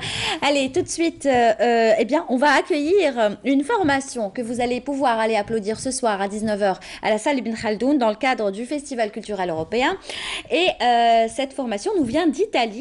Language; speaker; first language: French; native; French